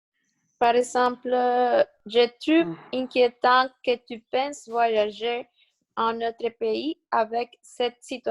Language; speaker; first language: French; non-native, learner; Spanish